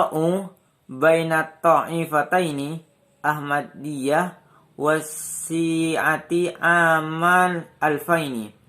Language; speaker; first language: Arabic; non-native, learner; Indonesian